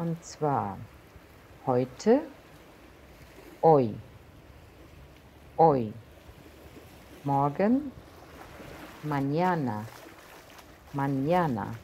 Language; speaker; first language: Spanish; non-native, fluent; German